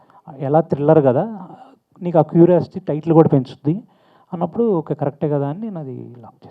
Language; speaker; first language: Telugu; native; Telugu